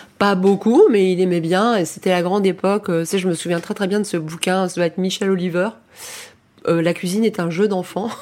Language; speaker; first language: French; early bilingual, heritage; French